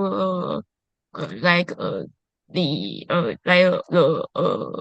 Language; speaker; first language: English; non-native, learner; Chinese